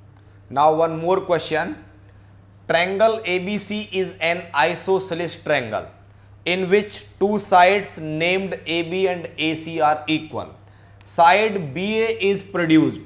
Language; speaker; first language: English; non-native, local second language; Hindi